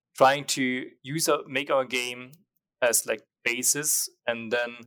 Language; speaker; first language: English; non-native, fluent; German